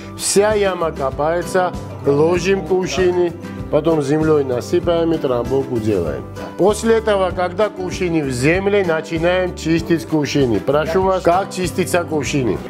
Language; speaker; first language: Russian; non-native, fluent; Georgian